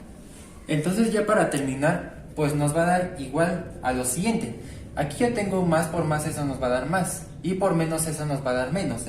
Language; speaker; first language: Spanish; native; Spanish